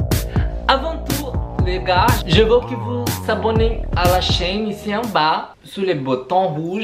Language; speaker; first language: French; non-native, learner; Portuguese